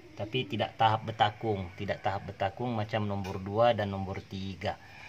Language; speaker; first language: Malay; native; Malay